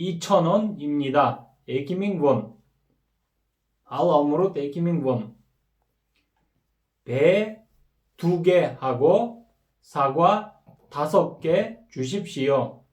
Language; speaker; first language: Korean; non-native, fluent; Kyrgyz